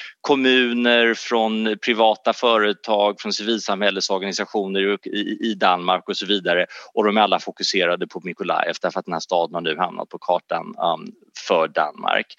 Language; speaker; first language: Swedish; native; Swedish